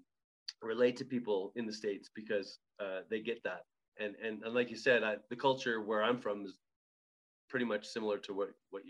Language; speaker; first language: English; native; English